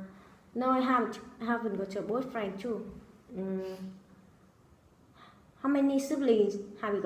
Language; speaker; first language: English; non-native, learner; Vietnamese